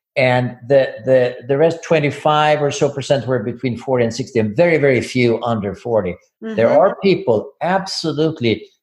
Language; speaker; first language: English; non-native, fluent; Swedish